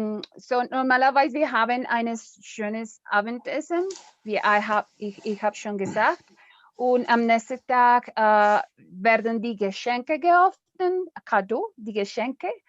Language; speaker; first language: German; non-native, learner; Spanish